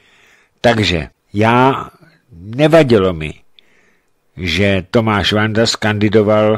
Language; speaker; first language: Czech; native; Czech